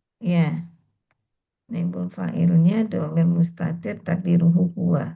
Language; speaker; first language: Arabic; non-native, learner; Indonesian